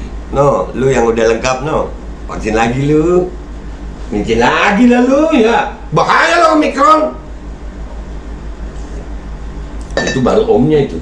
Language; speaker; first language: Indonesian; native; Indonesian